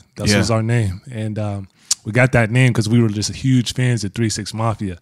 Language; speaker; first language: English; native; English